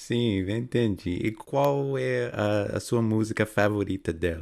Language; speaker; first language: Portuguese; non-native, fluent; English